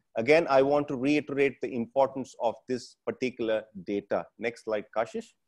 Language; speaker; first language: English; non-native, local second language; Tamil